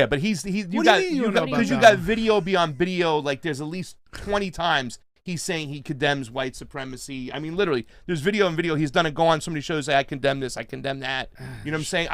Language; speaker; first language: English; native; English